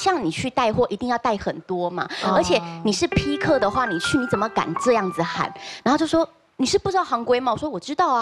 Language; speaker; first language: Chinese; native; Chinese